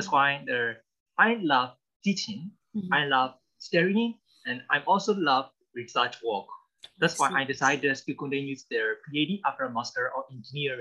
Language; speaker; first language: English; non-native, learner; Burmese